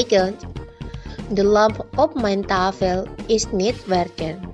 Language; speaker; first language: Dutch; non-native, learner; Indonesian